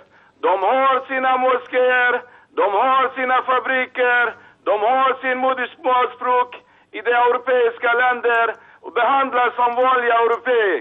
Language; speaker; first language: Swedish; non-native, fluent; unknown